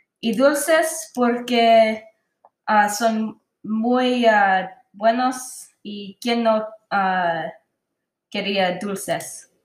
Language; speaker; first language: Spanish; non-native, learner; English